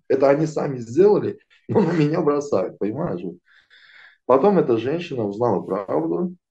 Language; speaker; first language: Russian; non-native, local second language; Azerbaijani